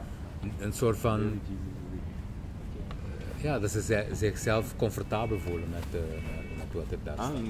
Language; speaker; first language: Dutch; non-native, local second language; Papiamento